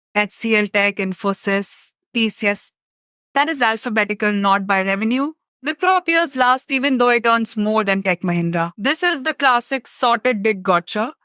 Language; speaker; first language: English; non-native, local second language; Telugu